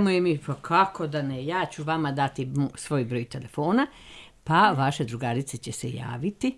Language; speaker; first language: Serbian; native; Serbian